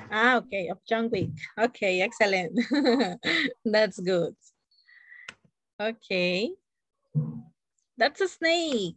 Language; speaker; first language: English; non-native, learner; Spanish